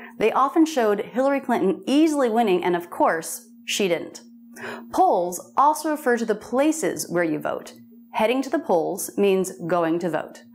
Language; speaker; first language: English; native; English